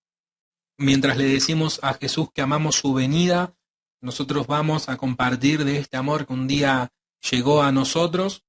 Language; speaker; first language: Spanish; native; Spanish